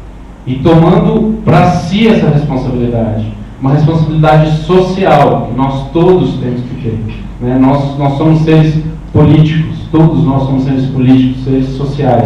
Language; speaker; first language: Portuguese; native; Portuguese